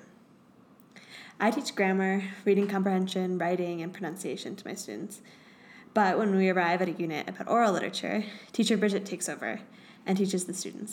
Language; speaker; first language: English; native; English